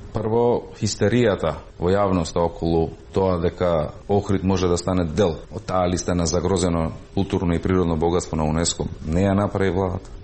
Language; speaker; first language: Macedonian; native; Macedonian